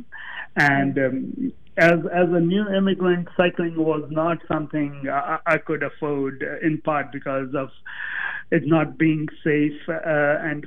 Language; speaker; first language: English; non-native, local second language; Punjabi